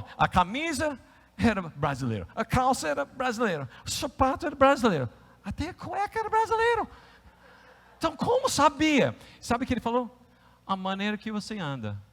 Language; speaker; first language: Portuguese; non-native, fluent; English